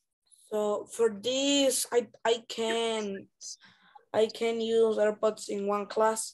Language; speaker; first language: English; non-native, learner; Spanish